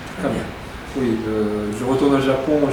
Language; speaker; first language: French; non-native, fluent; Japanese